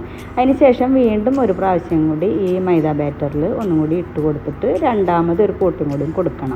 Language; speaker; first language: Malayalam; native; Malayalam